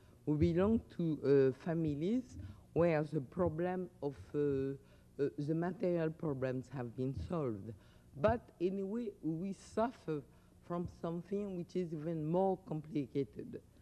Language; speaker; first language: English; non-native, fluent; French